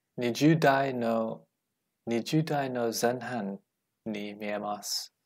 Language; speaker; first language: Japanese; non-native, learner; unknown